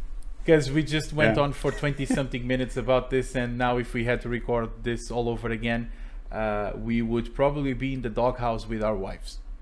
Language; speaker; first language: English; non-native, fluent; Portuguese